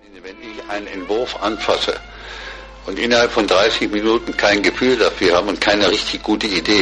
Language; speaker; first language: German; non-native, fluent; Persian